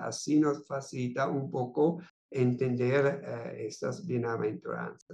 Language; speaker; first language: Spanish; non-native, fluent; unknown